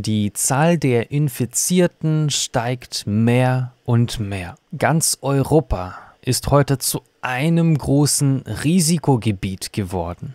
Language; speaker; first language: German; non-native, fluent; Russian